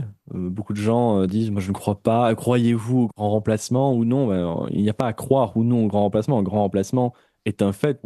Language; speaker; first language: French; native; French